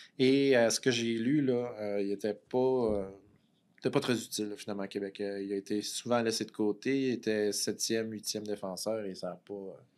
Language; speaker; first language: French; native; French